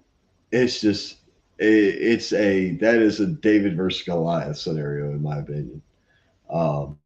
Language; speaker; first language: English; native; English